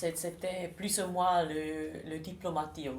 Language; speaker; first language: French; non-native, local second language; German